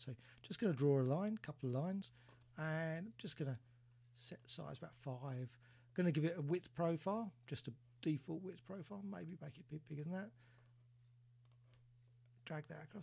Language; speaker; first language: English; native; English